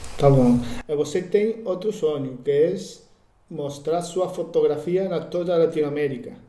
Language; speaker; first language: Portuguese; non-native, learner; Spanish